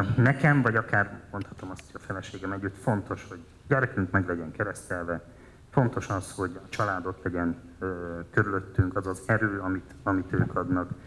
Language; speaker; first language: Hungarian; native; Hungarian